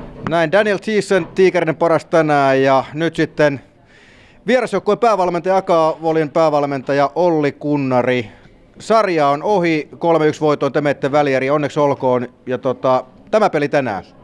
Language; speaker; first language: Finnish; native; Finnish